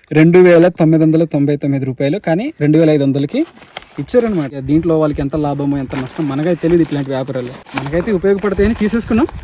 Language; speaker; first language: Telugu; native; Telugu